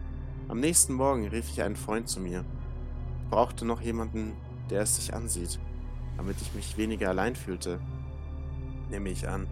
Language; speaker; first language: German; native; German